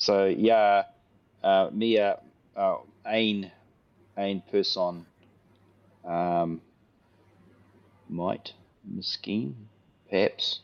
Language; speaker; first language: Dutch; non-native, learner; English